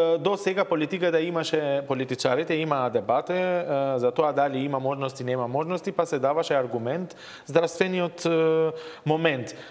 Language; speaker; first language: Macedonian; non-native, local second language; Albanian